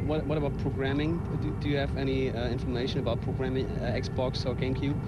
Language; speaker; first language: English; non-native, fluent; German